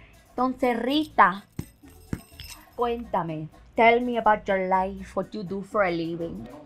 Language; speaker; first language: English; early bilingual, other home language; Spanish